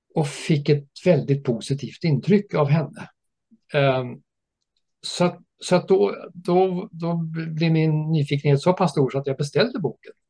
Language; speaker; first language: Swedish; early bilingual, other home language; English